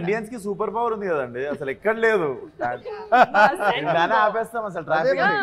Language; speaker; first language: Telugu; native; Telugu